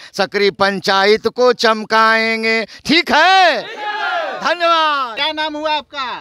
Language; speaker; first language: Hindi; native; Hindi